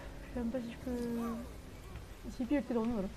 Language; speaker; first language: French; native; French